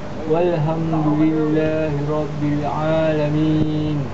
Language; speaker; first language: Arabic; non-native, learner; Malay